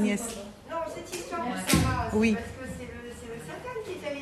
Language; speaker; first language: French; native; French